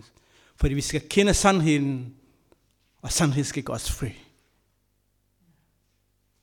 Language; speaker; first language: Danish; non-native, fluent; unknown